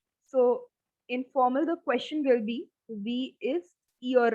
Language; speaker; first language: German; non-native, fluent; Hindi